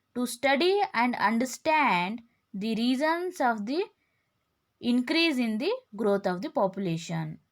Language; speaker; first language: English; non-native, local second language; Kannada